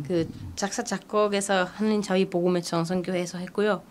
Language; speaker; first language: Korean; non-native, fluent; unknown